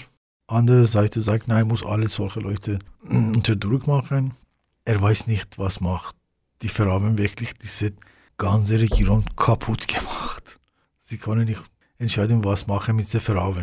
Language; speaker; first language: German; non-native, learner; Persian